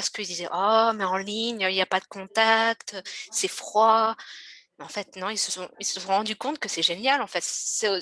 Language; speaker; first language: French; native; French